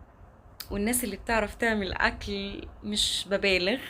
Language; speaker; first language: Arabic; native; Arabic